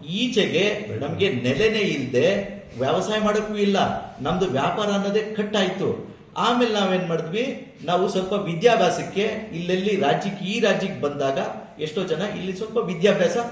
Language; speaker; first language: Kannada; non-native, local second language; Lambadi